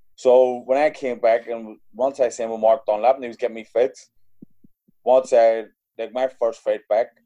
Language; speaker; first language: English; native; English